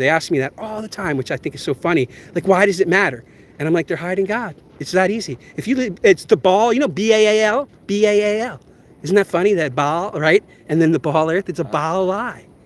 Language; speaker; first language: English; native; English